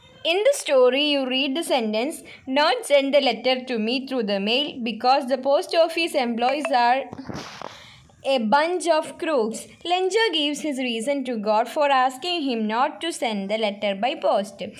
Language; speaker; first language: English; non-native, local second language; Malayalam